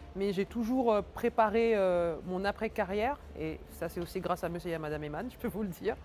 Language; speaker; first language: French; native; French